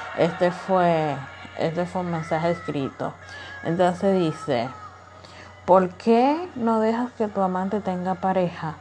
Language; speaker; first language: Spanish; native; Spanish